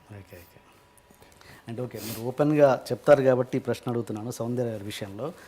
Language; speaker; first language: Telugu; native; Telugu